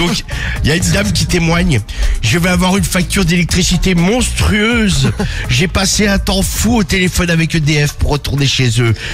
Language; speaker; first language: French; native; French